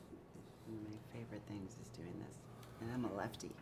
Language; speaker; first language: English; native; English